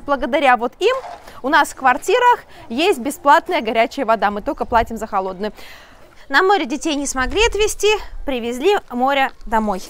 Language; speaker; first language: Russian; native; Russian